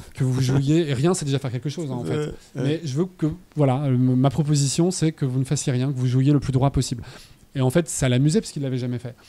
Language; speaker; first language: French; native; French